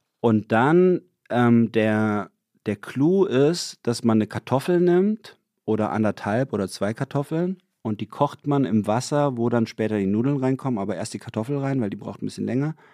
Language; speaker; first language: German; native; German